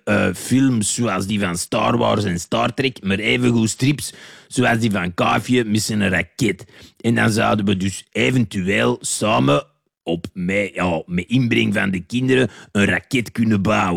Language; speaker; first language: Dutch; native; Dutch